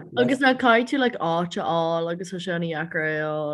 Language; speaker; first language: Irish; non-native, local second language; English